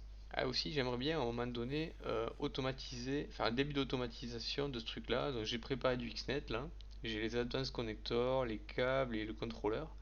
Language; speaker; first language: French; native; French